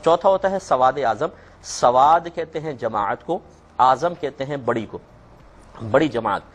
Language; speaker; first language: Urdu; native; Urdu